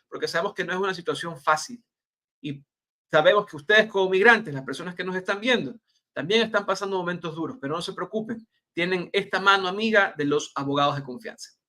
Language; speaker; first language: Spanish; native; Spanish